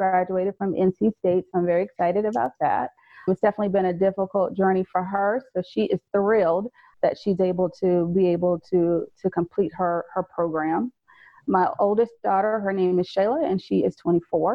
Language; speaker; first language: English; native; English